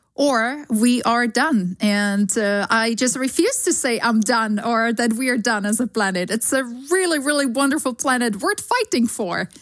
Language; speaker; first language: English; non-native, fluent; Slovak